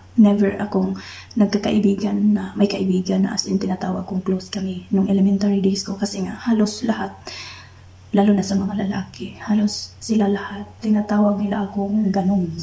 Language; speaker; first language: Filipino; non-native, local second language; Cebuano